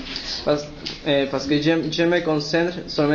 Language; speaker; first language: French; non-native, learner; Spanish